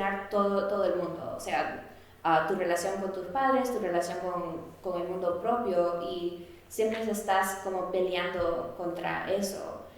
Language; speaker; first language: Spanish; early bilingual, heritage; Spanish